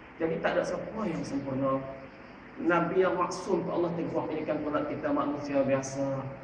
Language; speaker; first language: Malay; native; Malay